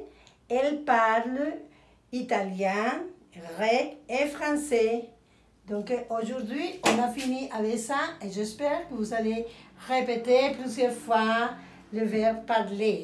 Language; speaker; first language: French; non-native, fluent; Spanish